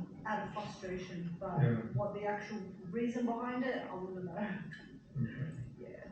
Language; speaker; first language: English; native; English